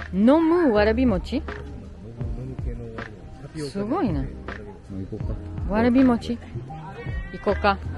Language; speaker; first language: Japanese; non-native, fluent; French